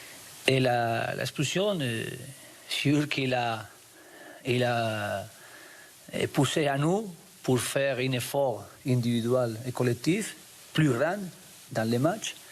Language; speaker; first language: French; non-native, learner; Spanish